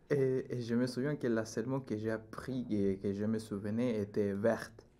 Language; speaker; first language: French; non-native, learner; Spanish